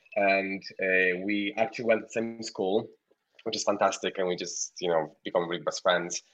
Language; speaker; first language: English; non-native, fluent; Polish